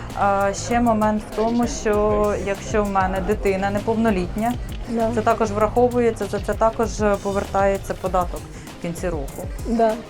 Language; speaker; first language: Ukrainian; native; Ukrainian